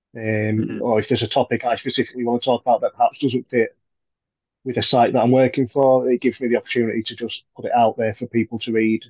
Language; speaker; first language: English; native; English